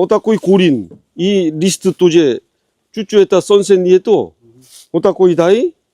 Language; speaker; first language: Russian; non-native, learner; Korean